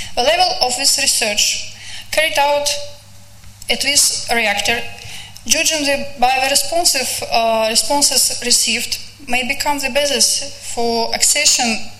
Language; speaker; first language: English; non-native, fluent; Russian